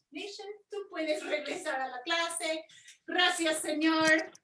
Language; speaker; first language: Spanish; non-native, fluent; English